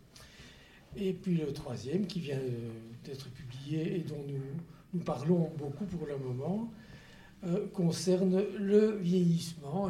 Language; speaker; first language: French; native; French